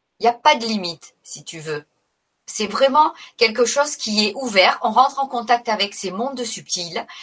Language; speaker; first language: French; native; French